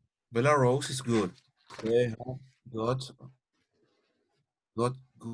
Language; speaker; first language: English; non-native, learner; Spanish